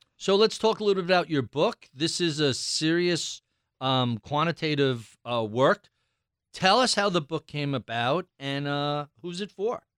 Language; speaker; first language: English; native; English